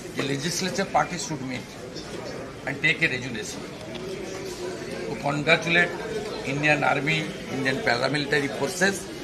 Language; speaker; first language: Hindi; non-native, local second language; Bangla